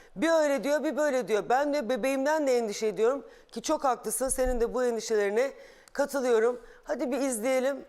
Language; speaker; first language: Turkish; native; Turkish